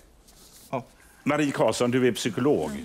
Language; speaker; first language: Swedish; native; Swedish